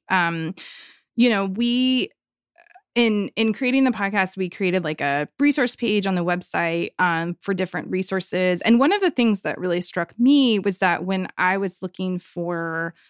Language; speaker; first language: English; native; English